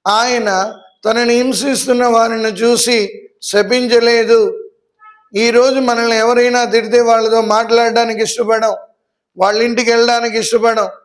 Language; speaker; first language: Telugu; native; Telugu